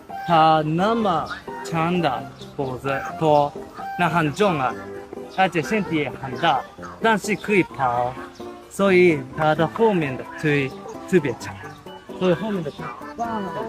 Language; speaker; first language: Chinese; non-native, learner; Japanese